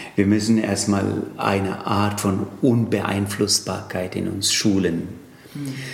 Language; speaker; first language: German; non-native, fluent; Tamil